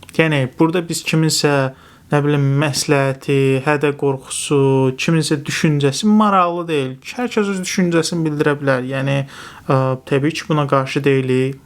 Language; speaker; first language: Azerbaijani; non-native, local second language; Talysh